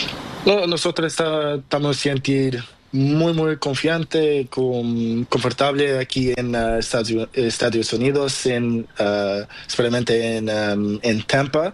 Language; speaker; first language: Spanish; non-native, learner; Portuguese